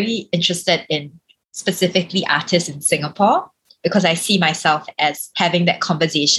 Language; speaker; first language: English; native; English